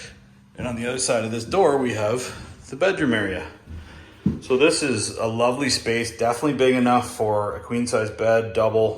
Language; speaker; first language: English; native; English